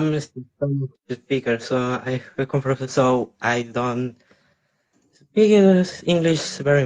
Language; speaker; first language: English; non-native, learner; Spanish